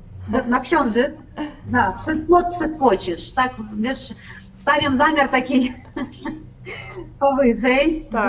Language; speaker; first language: Polish; non-native, learner; Ukrainian